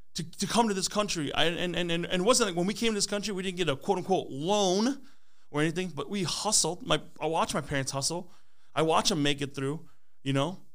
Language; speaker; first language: English; early bilingual, other home language; Hmong